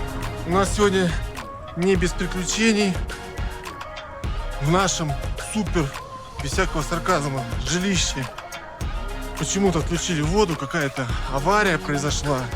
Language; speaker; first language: Russian; native; Russian